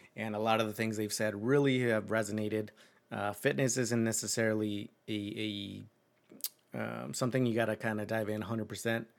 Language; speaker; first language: English; early bilingual, other home language; Spanish